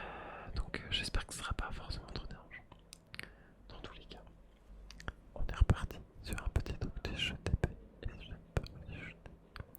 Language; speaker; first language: French; native; French